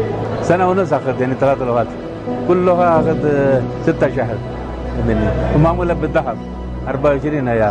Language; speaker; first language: Arabic; non-native, fluent; Urdu